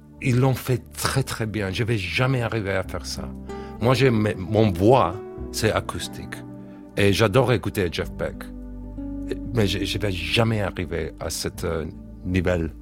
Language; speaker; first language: French; non-native, learner; English